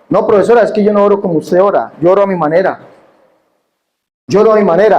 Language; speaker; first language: Spanish; native; Spanish